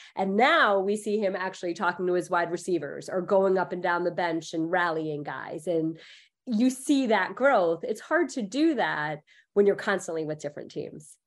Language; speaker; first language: English; early bilingual, other home language; Hindi